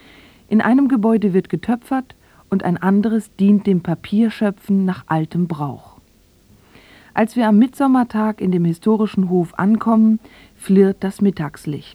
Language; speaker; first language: German; native; German